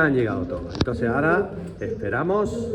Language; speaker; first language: Spanish; native; Spanish